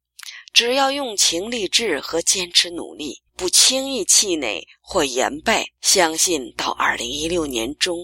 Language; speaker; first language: Chinese; native; Chinese